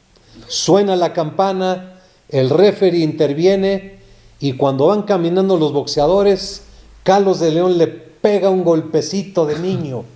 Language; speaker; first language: Spanish; native; Spanish